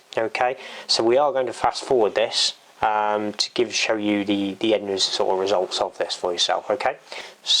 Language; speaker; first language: English; native; English